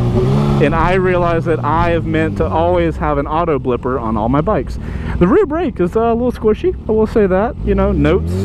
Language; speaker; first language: English; native; English